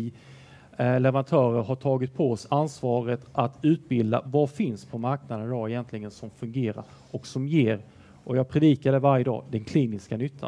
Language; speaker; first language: Swedish; native; Swedish